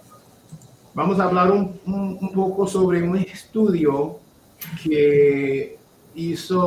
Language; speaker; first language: Spanish; non-native, fluent; English